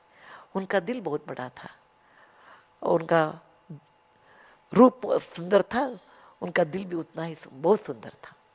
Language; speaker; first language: Hindi; non-native, local second language; Kannada